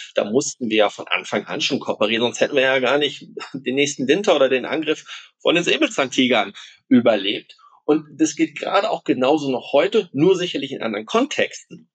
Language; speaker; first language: German; non-native, local second language; Low German